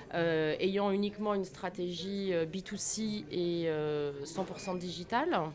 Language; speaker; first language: French; native; French